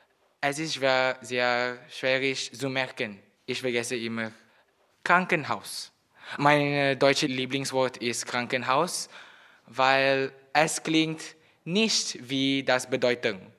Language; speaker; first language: German; non-native, learner; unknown